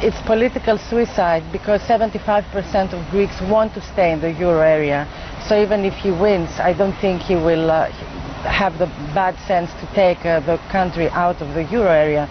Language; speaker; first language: English; non-native, fluent; Greek